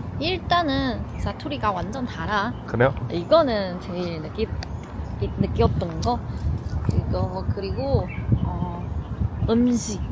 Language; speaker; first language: Korean; non-native, learner; Chinese